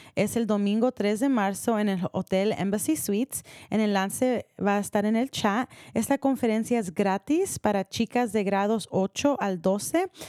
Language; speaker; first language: Spanish; early bilingual, heritage; Spanish